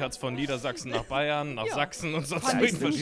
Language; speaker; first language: German; native; German